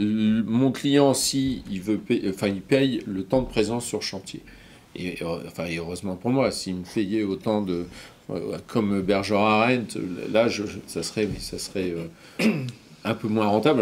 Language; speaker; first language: French; native; French